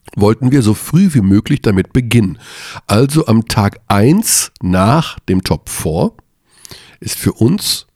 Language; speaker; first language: German; native; German